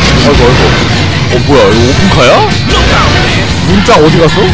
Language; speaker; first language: Korean; native; Korean